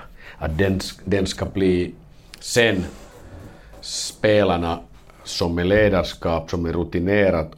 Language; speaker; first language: Swedish; non-native, learner; Finnish